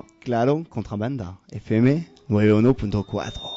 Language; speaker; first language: Spanish; non-native, learner; French